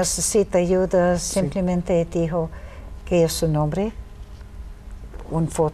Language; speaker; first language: Spanish; non-native, learner; English